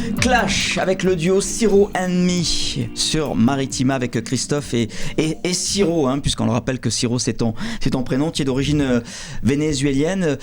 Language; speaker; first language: French; native; French